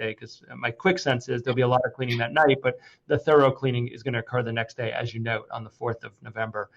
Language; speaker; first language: English; native; English